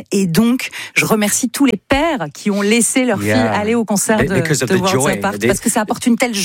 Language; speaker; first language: French; native; French